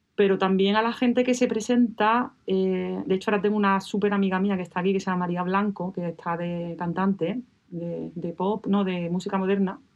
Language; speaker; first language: Spanish; native; Spanish